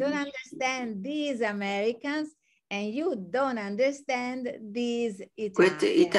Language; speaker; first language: English; non-native, fluent; Italian